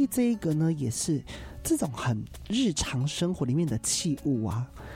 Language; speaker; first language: Chinese; non-native, local second language; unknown